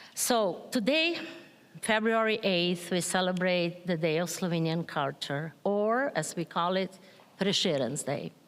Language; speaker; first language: English; non-native, fluent; Slovenian